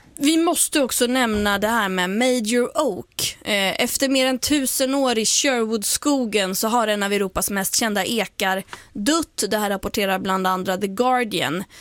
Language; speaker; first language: Swedish; native; Swedish